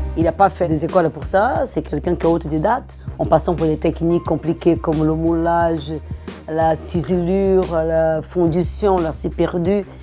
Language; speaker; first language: French; non-native, fluent; Portuguese